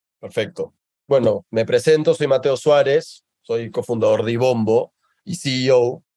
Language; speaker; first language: Spanish; native; Spanish